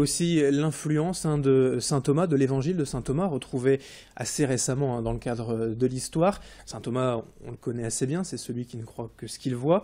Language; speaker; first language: French; native; French